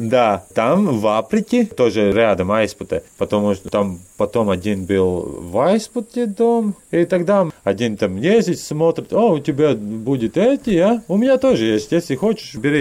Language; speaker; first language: Russian; non-native, learner; Latvian